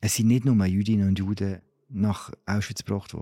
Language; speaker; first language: German; native; German